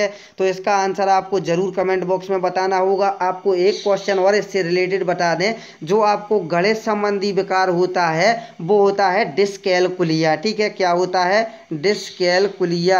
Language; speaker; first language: Hindi; native; Hindi